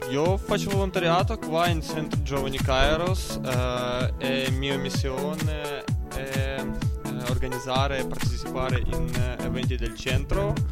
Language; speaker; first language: Italian; non-native, learner; Ukrainian